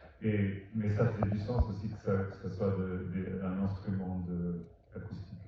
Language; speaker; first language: French; non-native, fluent; Portuguese